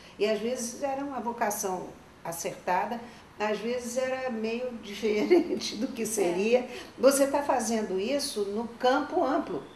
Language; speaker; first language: Portuguese; native; Portuguese